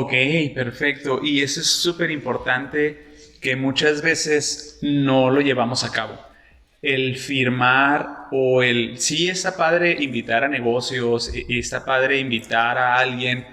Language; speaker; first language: Spanish; native; Spanish